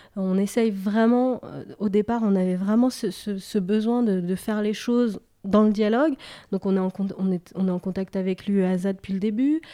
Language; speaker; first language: French; native; French